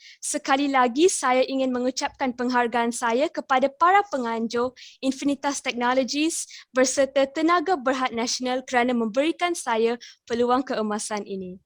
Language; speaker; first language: Malay; non-native, local second language; English